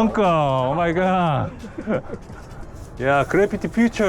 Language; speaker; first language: English; non-native, learner; Korean